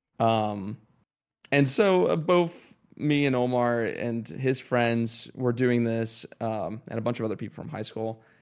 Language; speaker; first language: English; early bilingual, other home language; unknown